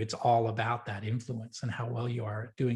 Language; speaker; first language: English; native; English